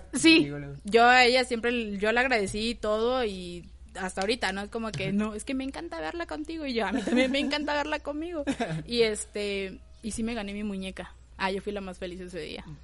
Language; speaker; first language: Spanish; native; Spanish